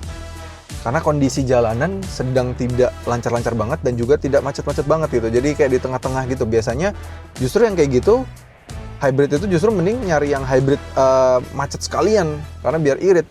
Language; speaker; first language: Indonesian; native; Indonesian